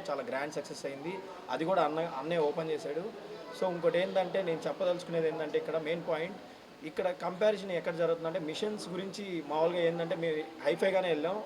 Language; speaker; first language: Telugu; native; Telugu